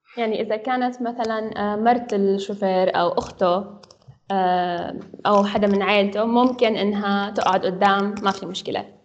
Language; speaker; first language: Arabic; native; Arabic